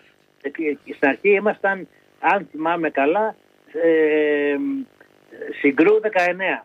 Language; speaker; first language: Greek; native; Greek